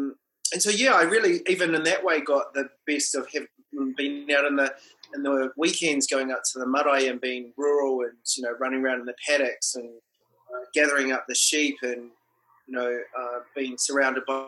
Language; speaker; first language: English; non-native, local second language; Māori